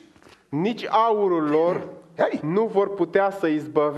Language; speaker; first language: Romanian; native; Romanian